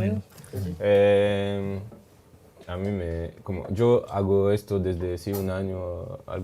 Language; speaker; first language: Spanish; non-native, learner; French